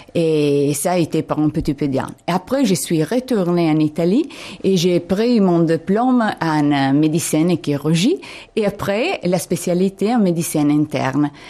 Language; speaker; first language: French; non-native, fluent; Italian